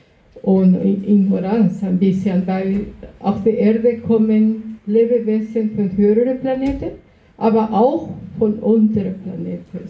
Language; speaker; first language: German; non-native, fluent; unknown